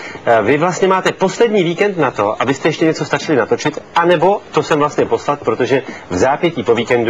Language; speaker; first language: Czech; native; Czech